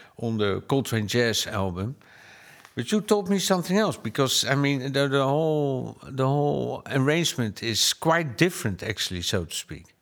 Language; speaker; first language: English; non-native, fluent; Dutch